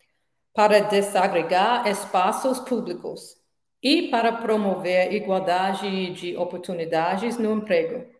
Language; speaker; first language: Portuguese; non-native, learner; English